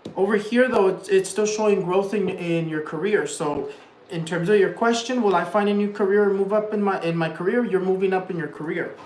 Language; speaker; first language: English; early bilingual, other home language; Spanish